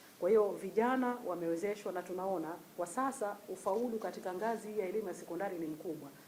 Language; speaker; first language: Swahili; native; Swahili